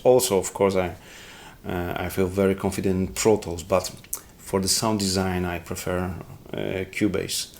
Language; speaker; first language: English; non-native, learner; Polish